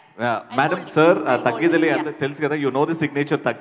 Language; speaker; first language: Telugu; native; Telugu